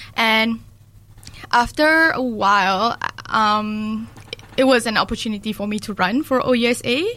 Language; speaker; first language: English; early bilingual, other home language; Malay